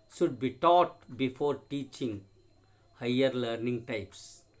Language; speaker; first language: English; non-native, local second language; Kannada